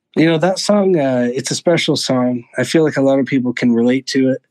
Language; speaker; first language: English; native; English